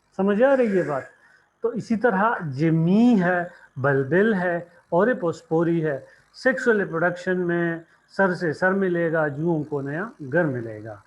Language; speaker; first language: Urdu; non-native, local second language; Pashto